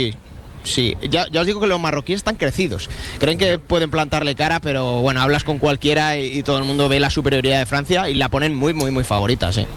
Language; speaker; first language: Spanish; native; Spanish